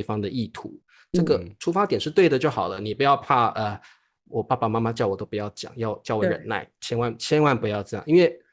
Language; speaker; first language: Chinese; native; Chinese